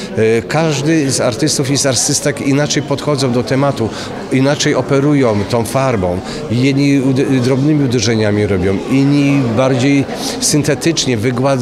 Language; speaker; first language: Polish; native; Polish